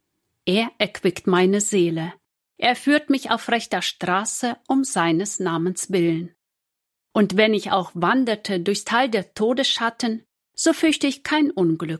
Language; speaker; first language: German; native; German